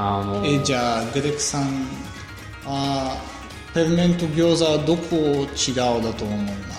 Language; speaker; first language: Japanese; non-native, learner; Bulgarian